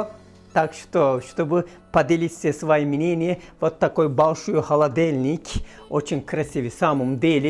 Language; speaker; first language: Russian; non-native, fluent; Turkish